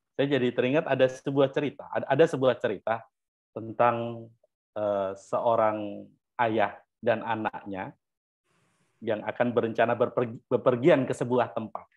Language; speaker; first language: Indonesian; native; Indonesian